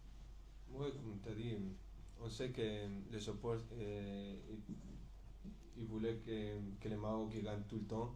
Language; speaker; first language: French; non-native, fluent; Spanish